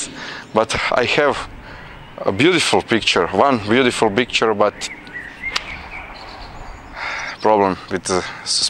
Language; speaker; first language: English; non-native, learner; Croatian